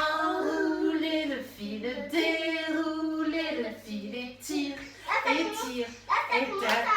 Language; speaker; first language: French; native; French